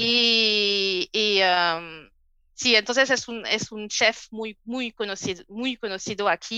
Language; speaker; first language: Spanish; non-native, learner; French